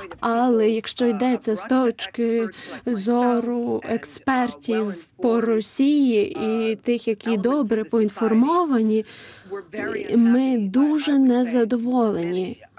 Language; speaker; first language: Ukrainian; non-native, fluent; English